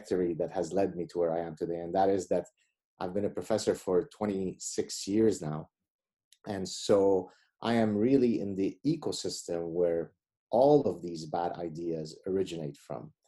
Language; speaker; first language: English; early bilingual, other home language; Arabic